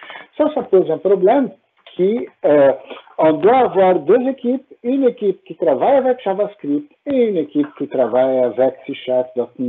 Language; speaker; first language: French; non-native, fluent; Portuguese